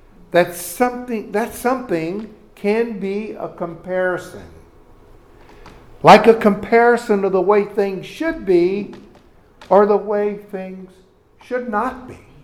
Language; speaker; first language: English; native; English